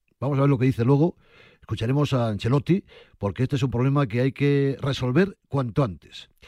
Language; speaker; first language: Spanish; native; Spanish